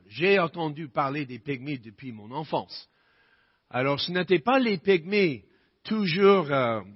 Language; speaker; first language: French; non-native, fluent; English